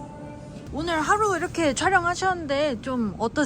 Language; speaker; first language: Korean; native; Korean